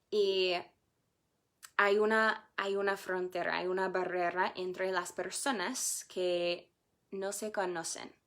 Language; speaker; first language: Spanish; non-native, fluent; English